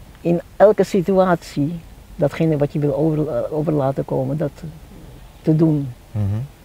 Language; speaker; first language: Dutch; non-native, fluent; Czech